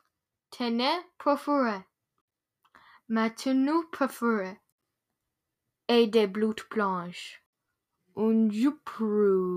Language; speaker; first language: French; non-native, learner; English